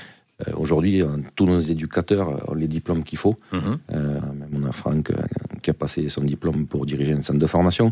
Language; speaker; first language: French; native; French